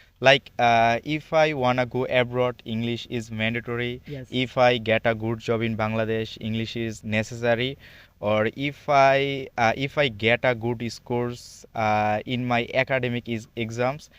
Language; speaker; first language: English; non-native, learner; Bangla